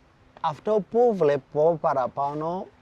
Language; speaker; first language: Greek; non-native, fluent; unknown